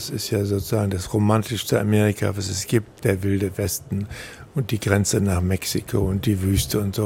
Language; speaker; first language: German; native; German